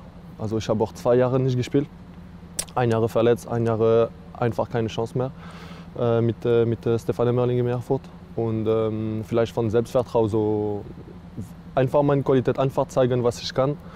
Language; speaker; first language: German; non-native, learner; French